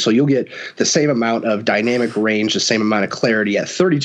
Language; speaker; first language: English; native; English